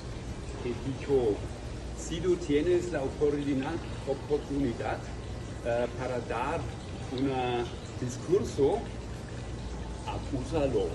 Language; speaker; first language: Spanish; non-native, learner; German